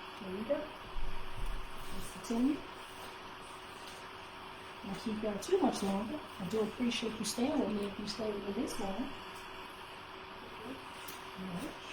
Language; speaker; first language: English; native; English